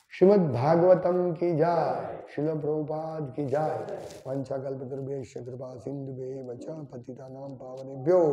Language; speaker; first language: Hindi; non-native, local second language; Gujarati